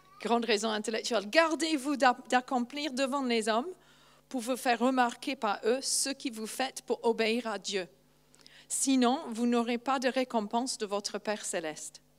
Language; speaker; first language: French; non-native, fluent; English